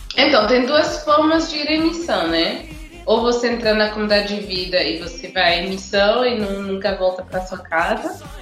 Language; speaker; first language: Portuguese; non-native, fluent; English